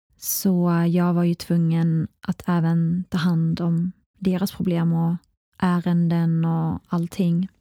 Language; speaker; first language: Swedish; early bilingual, other home language; Arabic